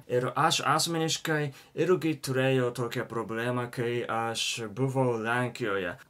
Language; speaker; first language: Lithuanian; non-native, learner; Japanese